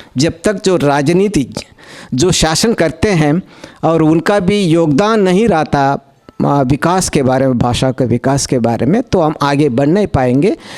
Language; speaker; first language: Hindi; non-native, local second language; Telugu